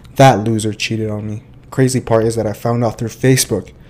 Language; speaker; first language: English; early bilingual, other home language; Spanish